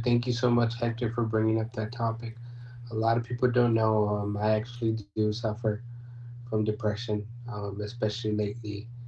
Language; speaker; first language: English; early bilingual, other home language; Spanish